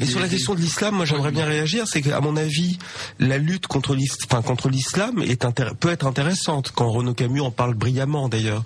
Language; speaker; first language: French; native; French